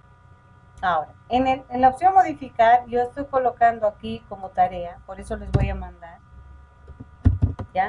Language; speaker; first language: Spanish; native; Spanish